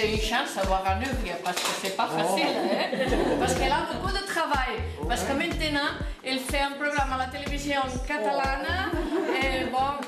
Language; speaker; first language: French; non-native, learner; Catalan